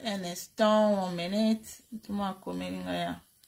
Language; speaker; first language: French; non-native, local second language; Lingala